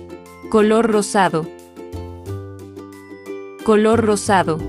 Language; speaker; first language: Spanish; native; Spanish